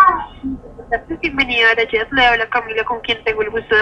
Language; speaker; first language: Spanish; native; Spanish